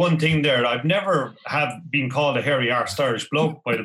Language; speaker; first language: English; native; English